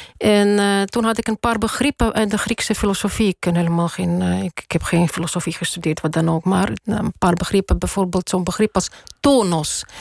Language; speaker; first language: Dutch; non-native, fluent; Russian